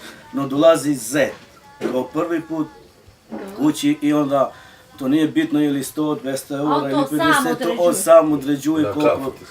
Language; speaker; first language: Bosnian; non-native, local second language; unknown